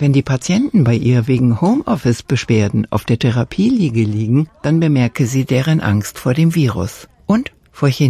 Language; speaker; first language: German; native; German